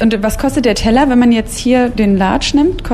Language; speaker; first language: German; native; German